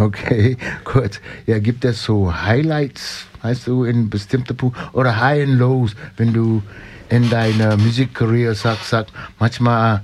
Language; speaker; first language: German; non-native, learner; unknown